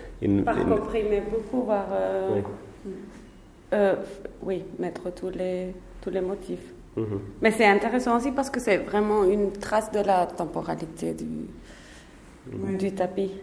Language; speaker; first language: French; non-native, fluent; Spanish